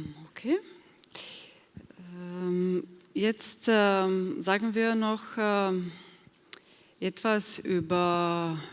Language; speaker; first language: German; non-native, fluent; Slovenian